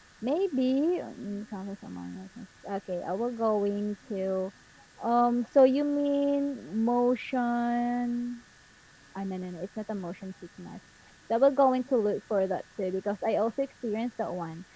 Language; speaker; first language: English; non-native, fluent; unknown